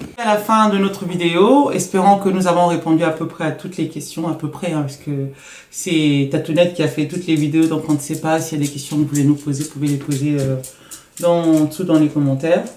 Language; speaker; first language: French; non-native, local second language; Lingala